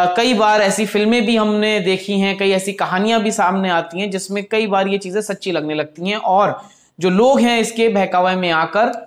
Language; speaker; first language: Hindi; native; Hindi